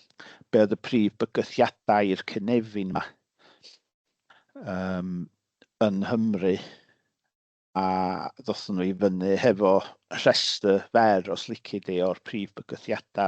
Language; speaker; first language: Welsh; native; Welsh